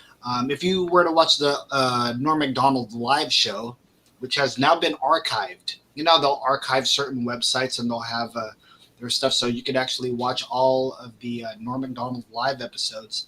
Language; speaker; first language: English; native; English